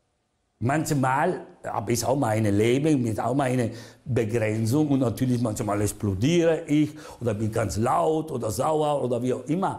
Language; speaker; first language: German; non-native, learner; Italian